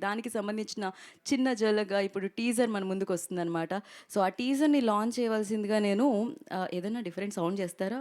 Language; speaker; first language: Telugu; native; Telugu